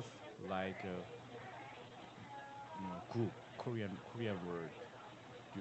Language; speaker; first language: English; non-native, learner; Korean